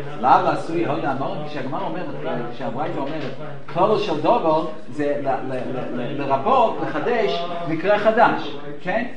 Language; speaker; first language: Hebrew; non-native, fluent; English